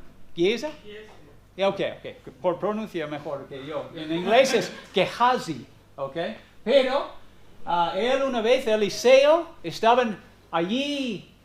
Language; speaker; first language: Spanish; non-native, fluent; English